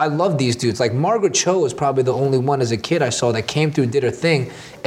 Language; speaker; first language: English; native; English